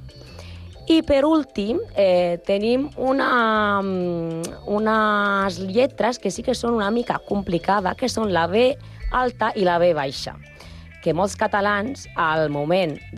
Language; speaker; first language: Catalan; non-native, learner; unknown